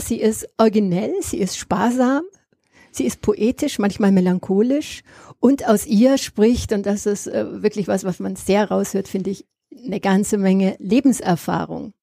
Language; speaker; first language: German; native; German